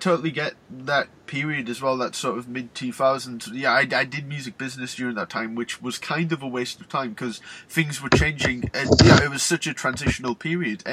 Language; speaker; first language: English; native; English